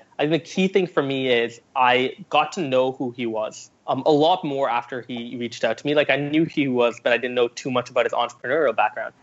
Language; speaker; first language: English; early bilingual, other home language; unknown